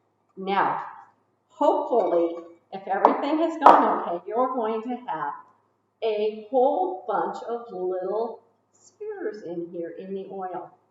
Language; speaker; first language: English; native; English